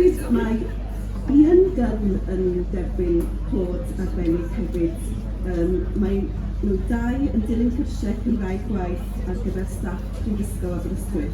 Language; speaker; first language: Welsh; native; Welsh